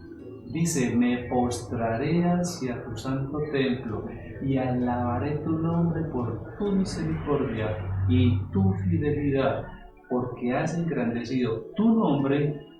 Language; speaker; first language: Spanish; native; Spanish